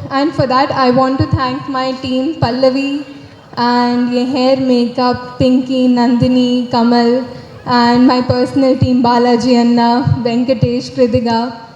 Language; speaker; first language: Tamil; non-native, learner; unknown